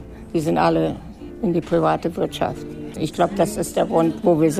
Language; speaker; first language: German; native; German